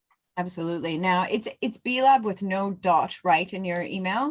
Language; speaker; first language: English; native; English